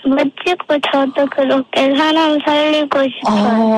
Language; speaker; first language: Korean; early bilingual, other home language; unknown